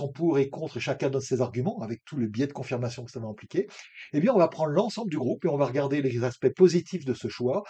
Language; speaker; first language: French; native; French